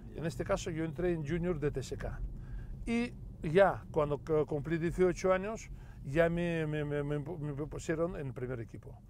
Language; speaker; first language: Spanish; non-native, fluent; Russian